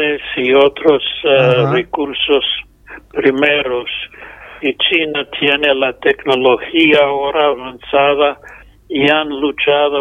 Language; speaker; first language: Spanish; non-native, fluent; English